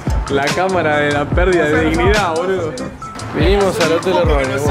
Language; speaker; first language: Spanish; native; Spanish